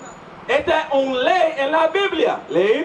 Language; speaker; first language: Spanish; non-native, learner; English